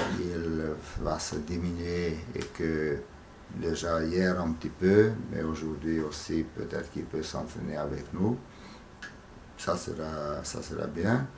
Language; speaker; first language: French; non-native, fluent; Hungarian